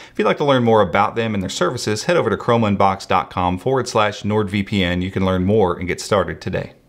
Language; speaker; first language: English; native; English